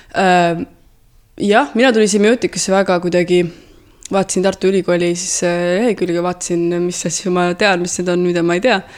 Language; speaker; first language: Estonian; early bilingual, heritage; Estonian